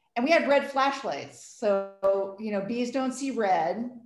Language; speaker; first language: English; native; English